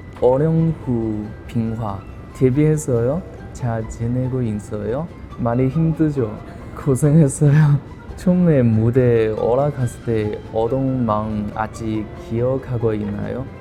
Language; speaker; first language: Korean; non-native, learner; Chinese